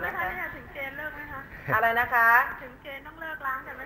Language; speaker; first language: Thai; native; Thai